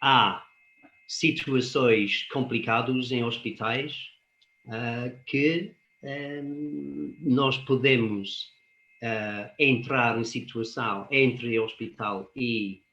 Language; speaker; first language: Portuguese; non-native, fluent; English